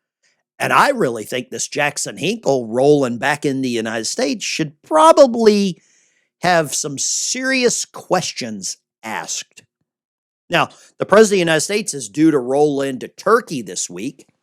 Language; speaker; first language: English; native; English